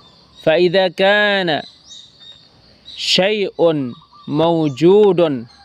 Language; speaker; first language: Arabic; non-native, fluent; Indonesian